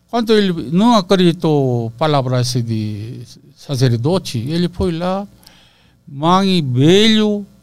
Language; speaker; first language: Portuguese; non-native, learner; Korean